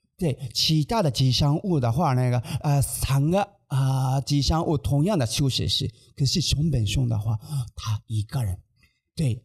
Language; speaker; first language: Chinese; non-native, fluent; Japanese